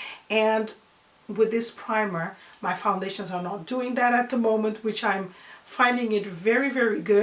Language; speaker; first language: English; non-native, fluent; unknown